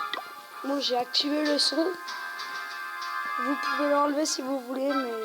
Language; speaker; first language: French; native; French